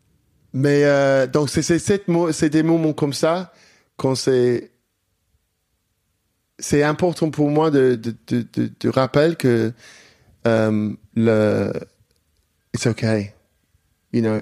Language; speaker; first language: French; non-native, fluent; English